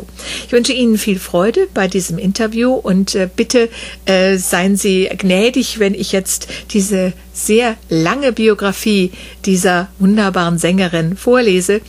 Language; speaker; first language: German; native; German